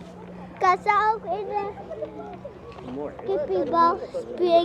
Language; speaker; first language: Dutch; early bilingual, other home language; Filipino